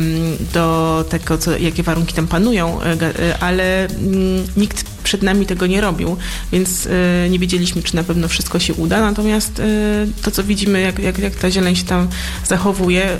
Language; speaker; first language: Polish; native; Polish